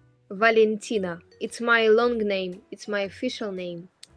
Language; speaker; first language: English; non-native, fluent; Ukrainian